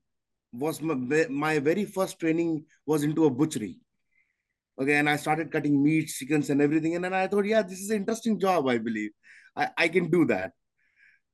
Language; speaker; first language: English; non-native, local second language; Punjabi